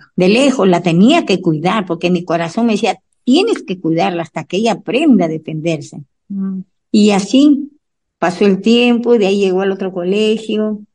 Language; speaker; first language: Spanish; native; Spanish